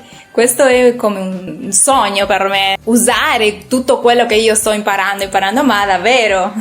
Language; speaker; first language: Italian; non-native, learner; Spanish